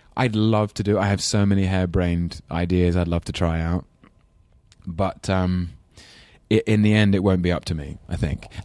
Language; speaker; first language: English; native; English